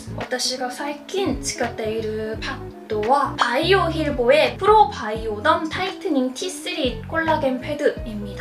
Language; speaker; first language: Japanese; non-native, fluent; Korean